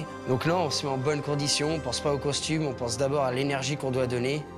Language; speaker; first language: French; native; French